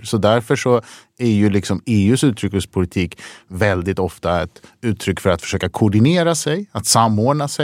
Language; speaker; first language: Swedish; native; Swedish